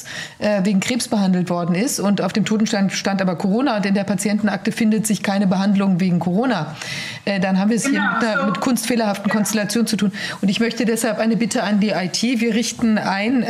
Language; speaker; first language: German; native; German